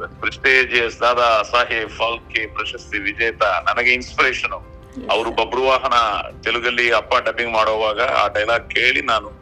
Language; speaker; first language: Kannada; non-native, local second language; Telugu